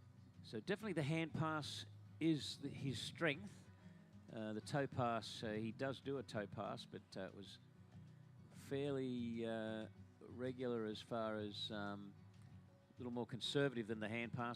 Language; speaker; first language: English; native; English